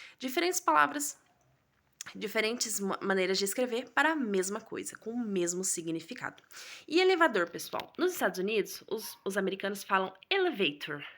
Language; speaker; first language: Portuguese; native; Portuguese